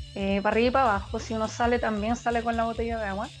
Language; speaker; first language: Spanish; native; Spanish